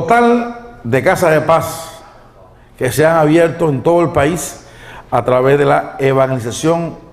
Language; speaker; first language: Spanish; native; Spanish